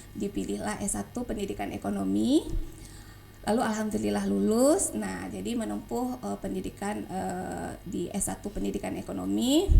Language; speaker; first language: Indonesian; non-native, local second language; Minangkabau